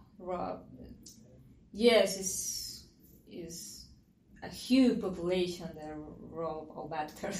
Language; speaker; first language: English; non-native, learner; Spanish